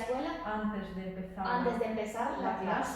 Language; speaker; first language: Spanish; non-native, learner; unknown